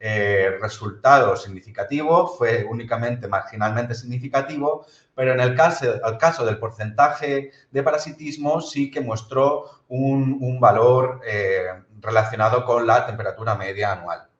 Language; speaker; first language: Spanish; native; Spanish